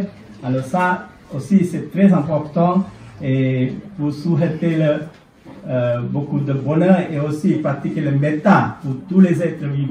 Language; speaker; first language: French; non-native, fluent; Sinhala